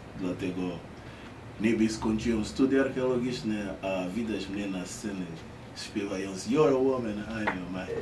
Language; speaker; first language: Polish; non-native, fluent; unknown